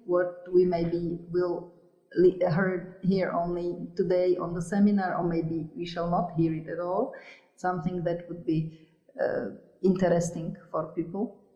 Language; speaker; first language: English; non-native, fluent; Slovak